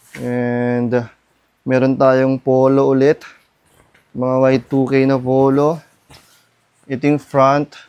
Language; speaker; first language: Filipino; non-native, local second language; Iloko